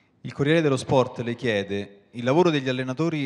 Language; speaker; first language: Italian; non-native, learner; Portuguese